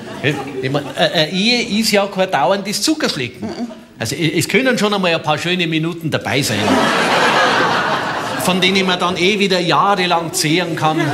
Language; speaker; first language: German; native; German